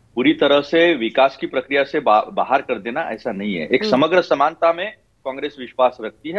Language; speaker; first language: Hindi; non-native, local second language; Marathi